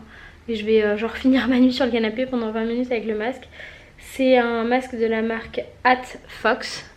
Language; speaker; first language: French; native; French